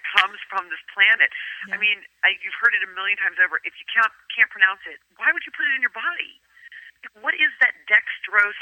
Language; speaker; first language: English; native; English